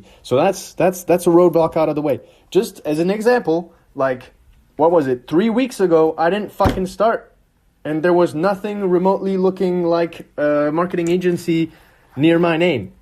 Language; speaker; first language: English; non-native, fluent; French